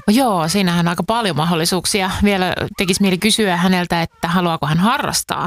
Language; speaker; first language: Finnish; native; Finnish